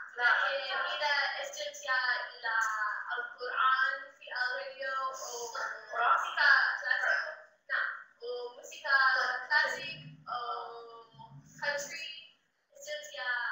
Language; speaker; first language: Arabic; non-native, learner; English